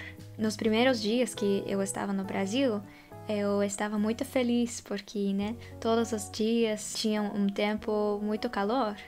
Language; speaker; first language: Portuguese; non-native, fluent; Dutch